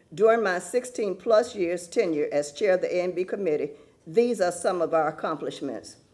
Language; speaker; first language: English; native; English